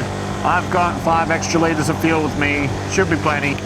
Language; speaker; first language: English; native; English